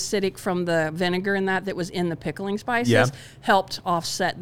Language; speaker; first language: English; native; English